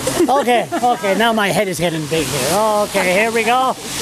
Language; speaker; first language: English; non-native, local second language; French